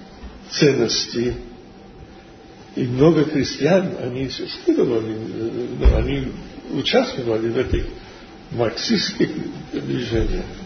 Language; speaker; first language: Russian; non-native, fluent; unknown